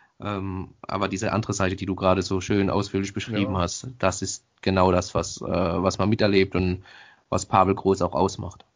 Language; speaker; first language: German; native; German